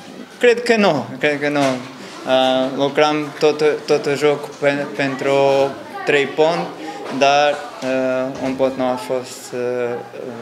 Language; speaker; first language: Romanian; non-native, learner; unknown